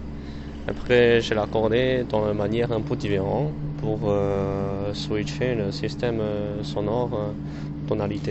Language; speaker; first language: French; non-native, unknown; Chinese